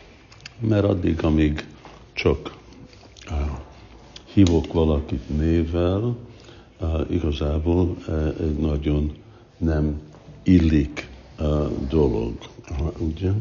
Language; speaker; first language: Hungarian; early bilingual, heritage; Hungarian